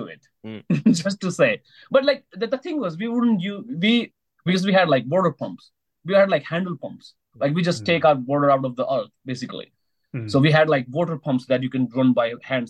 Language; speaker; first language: English; non-native, local second language; Hindi